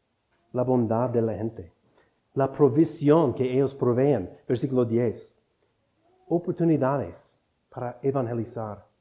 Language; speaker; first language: Spanish; non-native, fluent; English